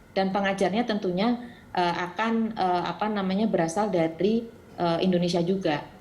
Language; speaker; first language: Indonesian; native; Indonesian